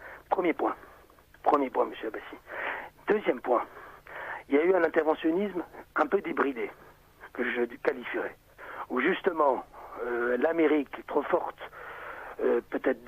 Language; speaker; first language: French; native; French